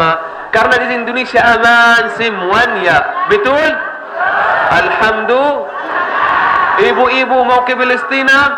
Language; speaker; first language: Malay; non-native, learner; Arabic